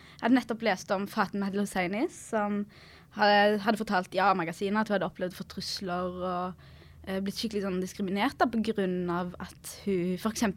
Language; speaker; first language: Norwegian; early bilingual, other home language; Arabic